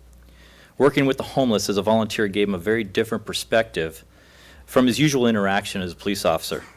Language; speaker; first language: English; native; English